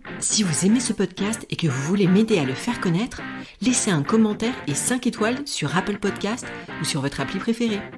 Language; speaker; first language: French; native; French